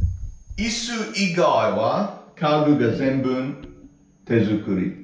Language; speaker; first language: Japanese; non-native, learner; English